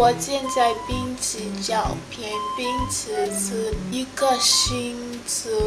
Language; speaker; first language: Chinese; non-native, learner; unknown